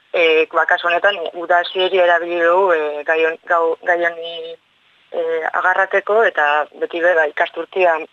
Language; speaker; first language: Basque; native; Basque